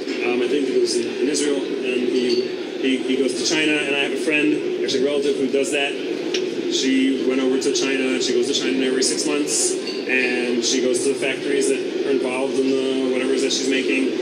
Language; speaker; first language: English; native; English